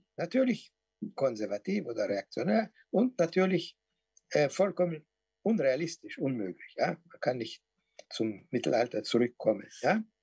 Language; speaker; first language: German; non-native, fluent; Portuguese